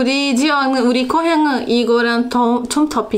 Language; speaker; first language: Korean; non-native, learner; Portuguese